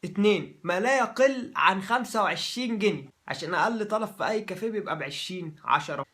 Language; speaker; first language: Arabic; native; Arabic